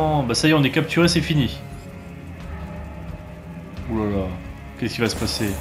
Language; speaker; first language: French; native; French